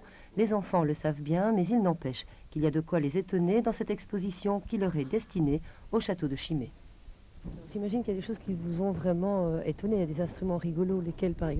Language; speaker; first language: French; native; French